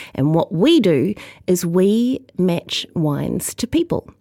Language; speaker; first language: English; native; English